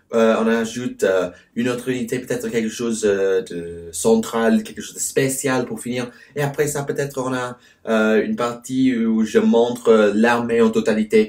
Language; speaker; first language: French; non-native, fluent; English